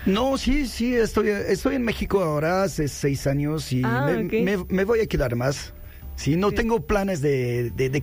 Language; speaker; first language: Spanish; non-native, fluent; French